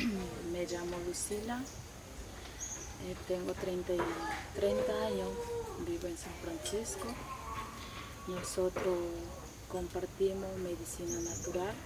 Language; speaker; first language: Spanish; non-native, local second language; Shipibo-Conibo